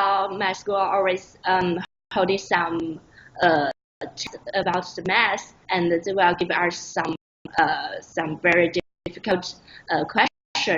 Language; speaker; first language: English; non-native, learner; Chinese